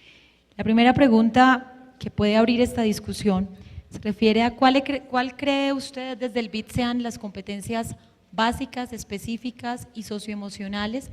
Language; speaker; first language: Spanish; native; Spanish